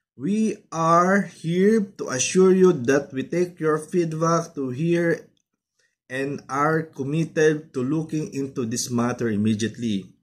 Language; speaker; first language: English; non-native, local second language; Filipino